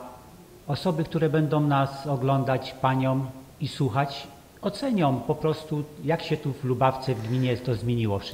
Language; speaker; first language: Polish; native; Polish